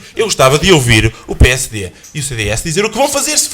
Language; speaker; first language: Portuguese; native; Portuguese